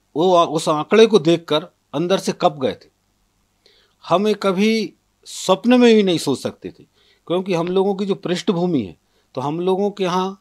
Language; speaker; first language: Hindi; native; Hindi